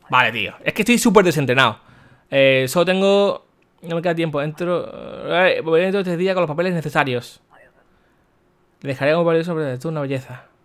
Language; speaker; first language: Spanish; native; Spanish